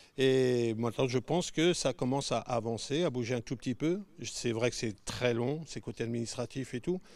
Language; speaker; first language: French; native; French